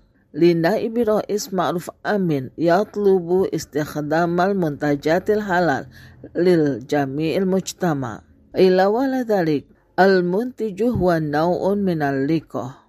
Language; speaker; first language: Arabic; non-native, fluent; Indonesian